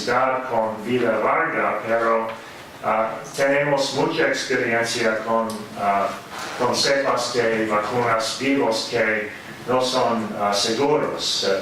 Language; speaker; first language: Spanish; non-native, fluent; English